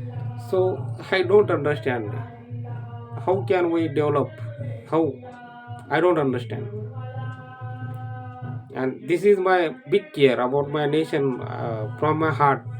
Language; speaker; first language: English; non-native, learner; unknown